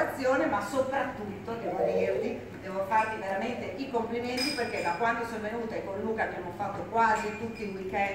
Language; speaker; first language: Italian; native; Italian